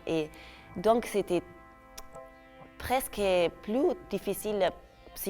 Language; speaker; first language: French; non-native, fluent; Portuguese